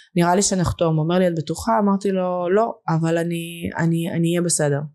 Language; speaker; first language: Hebrew; early bilingual, other home language; Russian